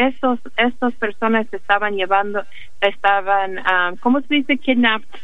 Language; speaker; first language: Spanish; early bilingual, heritage; English